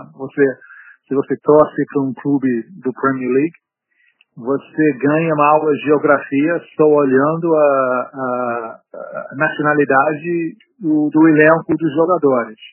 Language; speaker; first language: Portuguese; non-native, fluent; English